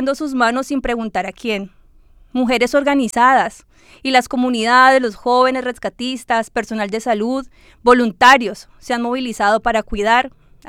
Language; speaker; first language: Spanish; native; Spanish